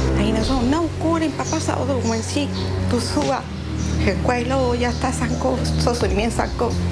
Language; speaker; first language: Chinese; non-native, learner; Spanish